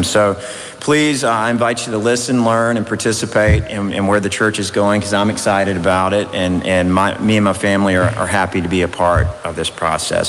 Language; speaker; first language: English; native; English